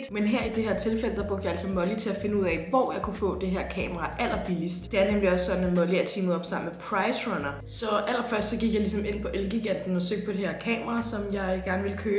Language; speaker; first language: Danish; native; Danish